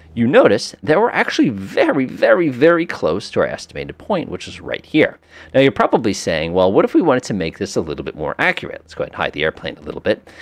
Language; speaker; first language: English; native; English